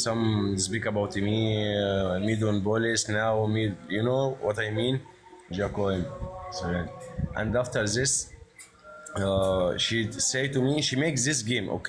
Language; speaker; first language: English; non-native, learner; Arabic